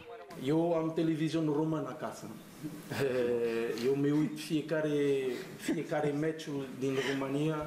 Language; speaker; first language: Romanian; non-native, learner; Portuguese